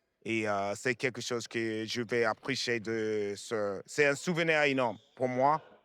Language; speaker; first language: French; non-native, fluent; English